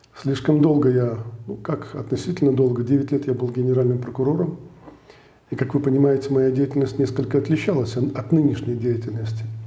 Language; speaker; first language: Russian; native; Russian